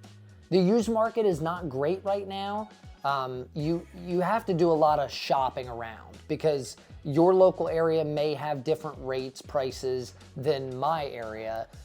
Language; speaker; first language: English; native; English